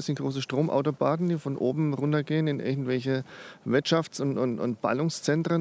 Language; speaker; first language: German; native; German